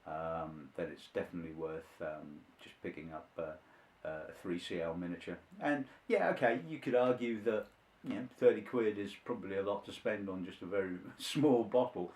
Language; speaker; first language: English; native; English